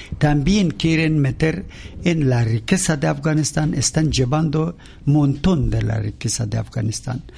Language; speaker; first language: Spanish; non-native, learner; Persian